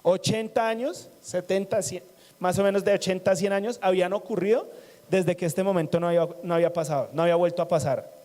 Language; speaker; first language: Spanish; native; Spanish